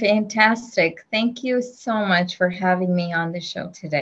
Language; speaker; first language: English; non-native, local second language; Gujarati